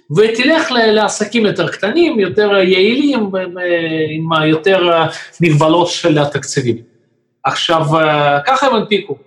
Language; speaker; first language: Hebrew; non-native, fluent; Russian